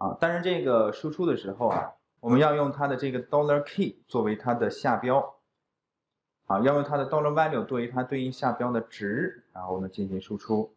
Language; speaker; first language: Chinese; native; Chinese